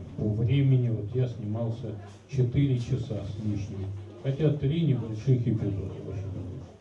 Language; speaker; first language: Russian; native; Russian